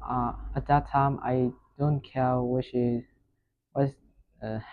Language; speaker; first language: English; non-native, learner; Vietnamese